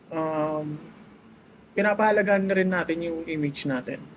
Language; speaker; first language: Filipino; native; Filipino